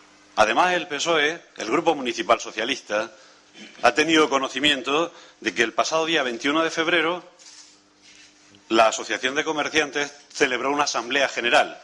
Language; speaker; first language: Spanish; native; Spanish